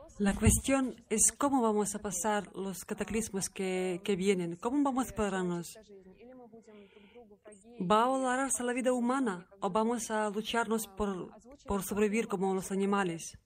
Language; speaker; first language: Spanish; non-native, learner; Russian